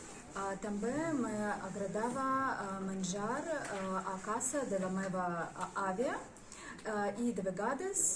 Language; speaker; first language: Catalan; non-native, learner; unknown